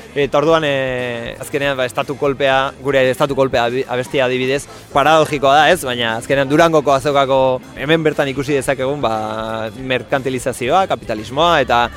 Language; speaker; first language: Basque; native; Basque